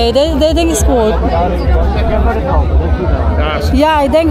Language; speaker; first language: Dutch; non-native, learner; Iloko